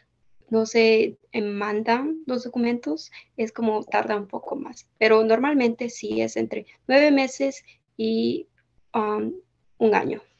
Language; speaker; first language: Spanish; early bilingual, heritage; Spanish